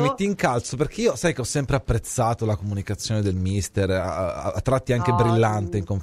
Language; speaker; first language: Italian; native; Italian